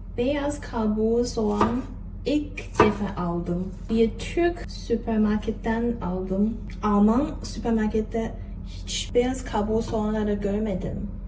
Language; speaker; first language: Turkish; non-native, learner; Chinese